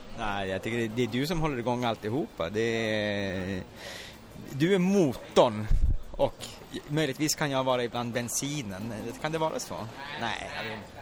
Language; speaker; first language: Swedish; native; Swedish